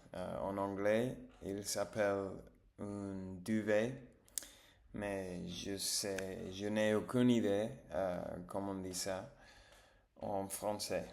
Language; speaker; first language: French; non-native, learner; English